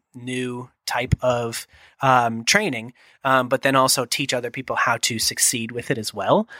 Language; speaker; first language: English; native; English